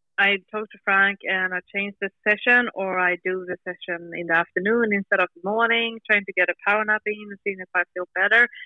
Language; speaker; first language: English; non-native, fluent; Swedish